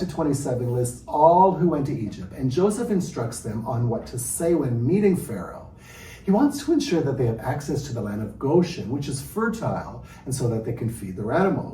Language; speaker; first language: English; native; English